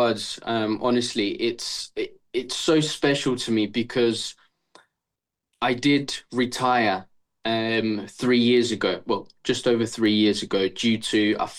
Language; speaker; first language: English; early bilingual, other home language; Estonian